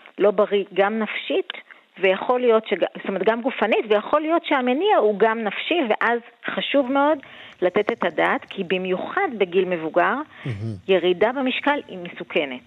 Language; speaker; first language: Hebrew; native; Hebrew